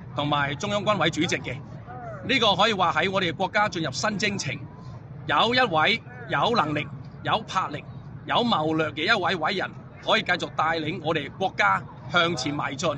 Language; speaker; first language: Chinese; non-native, local second language; Cantonese